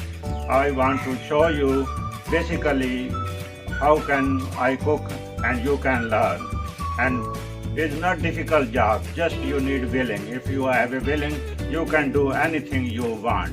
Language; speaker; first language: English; non-native, learner; Punjabi